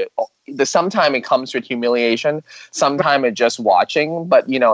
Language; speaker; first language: English; non-native, local second language; Cantonese